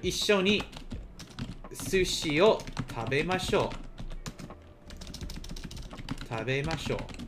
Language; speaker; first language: Japanese; non-native, fluent; English